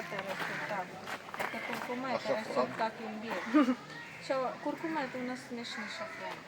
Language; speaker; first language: Russian; non-native, learner; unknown